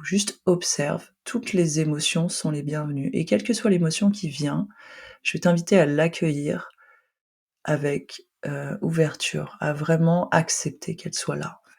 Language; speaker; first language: French; native; French